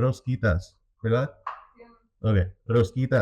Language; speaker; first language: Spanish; non-native, learner; English